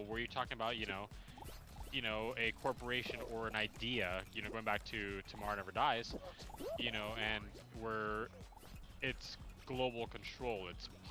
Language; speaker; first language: English; native; English